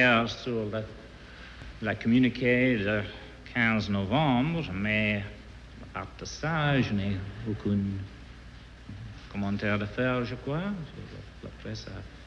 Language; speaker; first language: French; non-native, learner; English